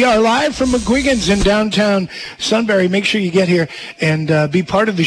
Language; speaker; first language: English; native; English